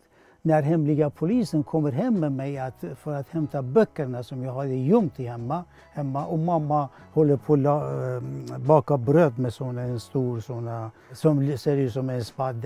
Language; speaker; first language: Swedish; non-native, fluent; Persian